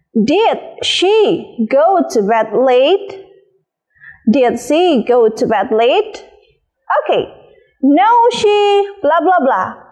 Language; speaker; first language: English; non-native, fluent; Indonesian